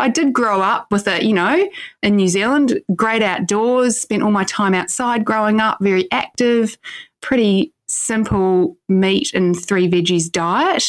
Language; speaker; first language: English; native; English